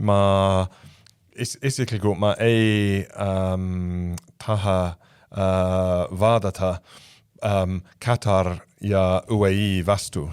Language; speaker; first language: Estonian; non-native, fluent; English